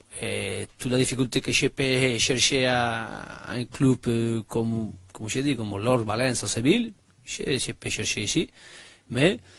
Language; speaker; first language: French; non-native, learner; Spanish